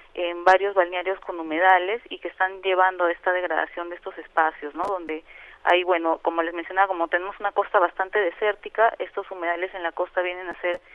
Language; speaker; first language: Spanish; native; Spanish